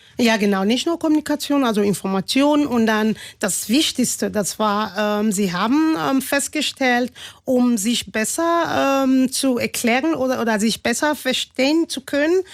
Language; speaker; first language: German; non-native, fluent; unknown